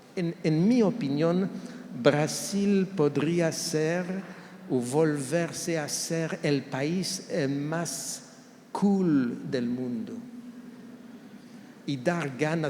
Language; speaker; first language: Spanish; non-native, fluent; French